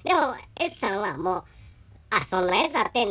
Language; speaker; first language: Japanese; native; Japanese